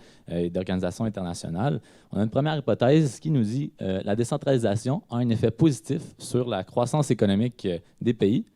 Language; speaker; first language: French; native; French